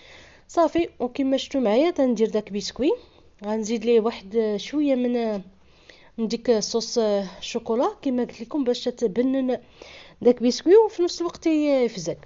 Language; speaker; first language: Arabic; native; Arabic